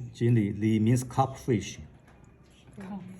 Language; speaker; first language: English; non-native, fluent; Chinese